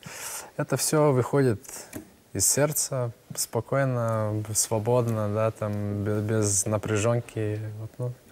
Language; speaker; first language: Russian; non-native, local second language; Latvian